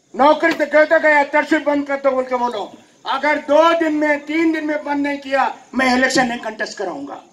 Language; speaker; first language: Hindi; non-native, local second language; Telugu